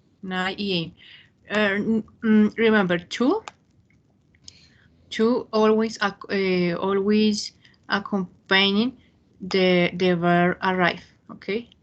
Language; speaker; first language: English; non-native, fluent; Spanish